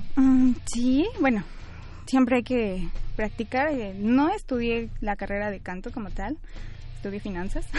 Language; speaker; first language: Spanish; native; Spanish